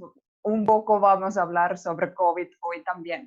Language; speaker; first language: Spanish; non-native, fluent; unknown